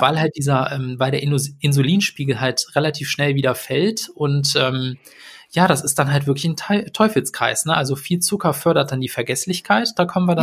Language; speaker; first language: German; native; German